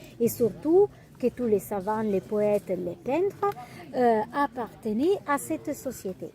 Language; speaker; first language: French; non-native, fluent; Italian